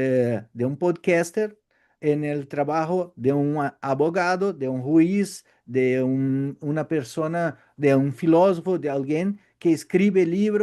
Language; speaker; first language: Spanish; non-native, fluent; Portuguese